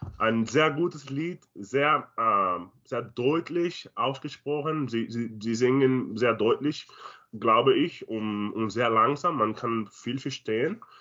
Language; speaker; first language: German; non-native, learner; Spanish